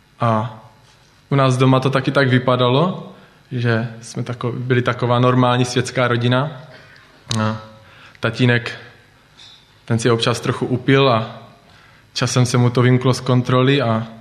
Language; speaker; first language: Czech; native; Czech